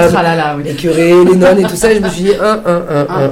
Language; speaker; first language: French; early bilingual, heritage; Italian